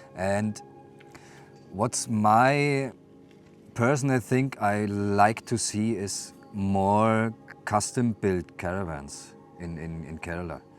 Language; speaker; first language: English; non-native, fluent; German